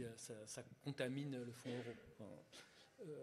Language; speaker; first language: French; native; French